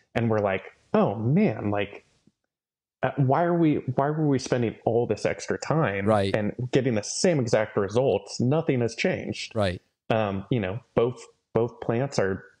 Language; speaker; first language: English; native; English